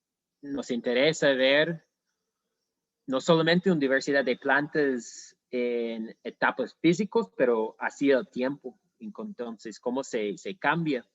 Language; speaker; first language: Spanish; non-native, fluent; English